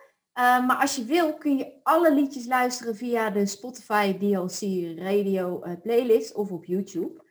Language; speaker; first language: Dutch; native; Dutch